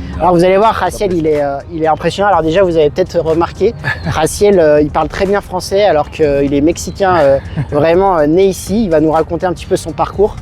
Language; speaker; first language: French; native; French